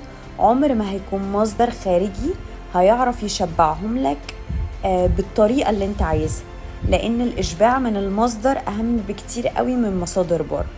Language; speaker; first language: Arabic; native; Arabic